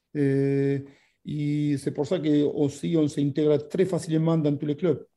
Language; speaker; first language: French; non-native, fluent; Spanish